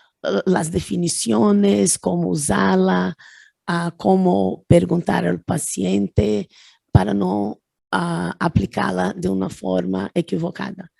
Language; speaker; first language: Spanish; non-native, learner; Portuguese